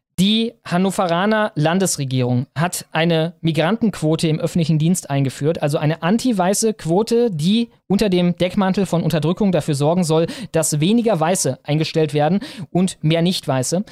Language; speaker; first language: German; native; German